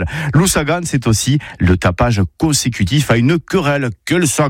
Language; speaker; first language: French; native; French